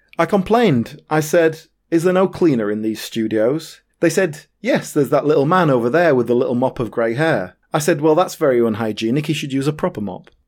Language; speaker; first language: English; native; English